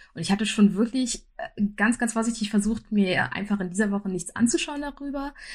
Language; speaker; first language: German; early bilingual, other home language; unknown